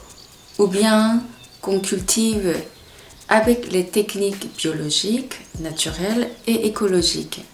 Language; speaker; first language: French; non-native, fluent; Korean